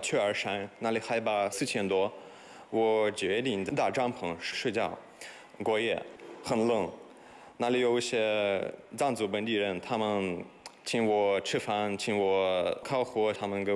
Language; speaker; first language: Chinese; non-native, fluent; Russian